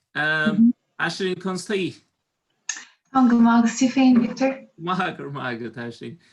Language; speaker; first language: Irish; native; Irish